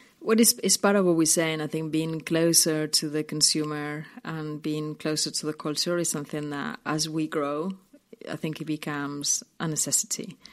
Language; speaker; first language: English; non-native, fluent; Spanish